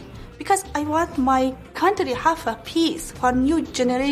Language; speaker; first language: English; non-native, learner; Pashto